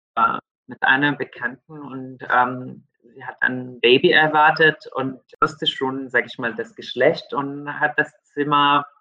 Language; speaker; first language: German; non-native, fluent; Arabic